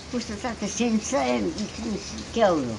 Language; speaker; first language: Chinese; non-native, local second language; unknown